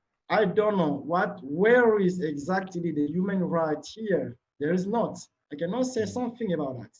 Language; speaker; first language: English; non-native, learner; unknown